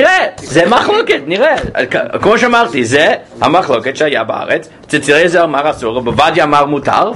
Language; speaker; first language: Hebrew; non-native, fluent; English